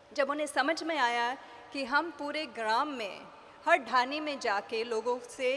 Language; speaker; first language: Hindi; native; Hindi